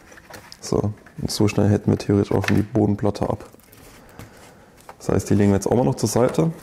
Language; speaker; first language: German; native; German